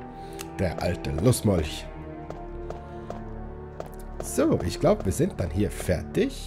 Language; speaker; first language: German; native; German